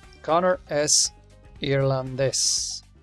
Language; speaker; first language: Spanish; non-native, fluent; English